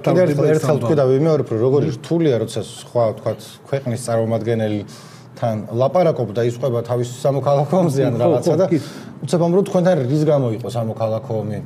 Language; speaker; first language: Georgian; native; Georgian